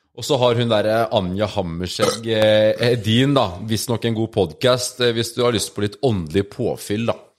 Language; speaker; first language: Norwegian; native; Norwegian